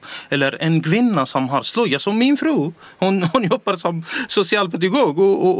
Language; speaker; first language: Swedish; non-native, learner; Arabic